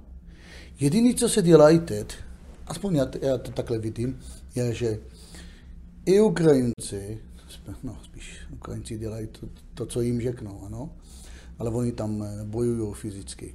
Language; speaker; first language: Czech; non-native, fluent; Hebrew